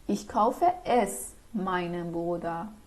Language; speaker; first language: German; non-native, fluent; Persian